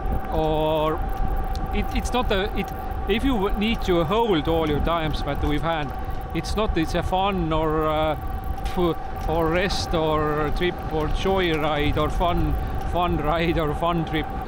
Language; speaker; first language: English; non-native, learner; Estonian